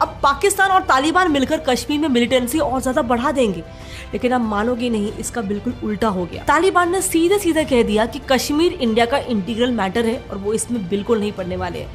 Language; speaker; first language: Hindi; native; Hindi